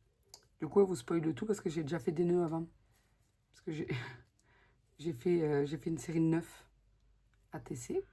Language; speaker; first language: French; native; French